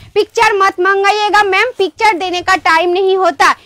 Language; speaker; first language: Hindi; non-native, local second language; Bangla